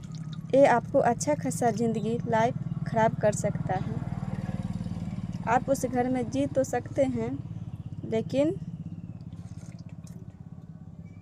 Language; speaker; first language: Hindi; non-native, local second language; Bhojpuri